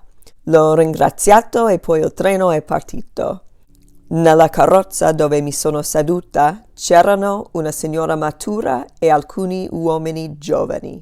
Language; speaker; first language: Italian; non-native, fluent; English